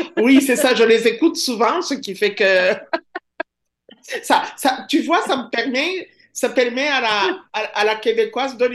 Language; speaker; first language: French; non-native, local second language; Kinyarwanda